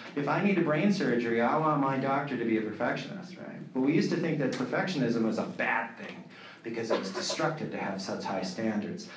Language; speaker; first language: English; native; English